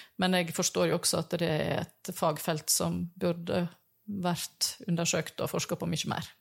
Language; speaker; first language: Norwegian; native; Norwegian